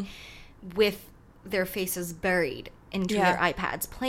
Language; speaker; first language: English; non-native, local second language; Cantonese